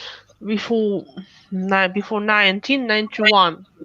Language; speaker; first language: English; non-native, fluent; Russian